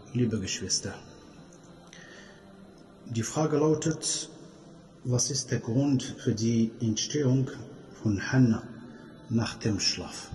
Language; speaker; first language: German; non-native, fluent; Arabic